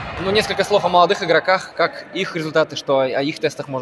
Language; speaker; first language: Russian; native; Russian